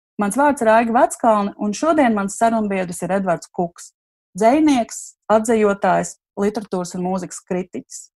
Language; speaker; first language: Latvian; native; Latvian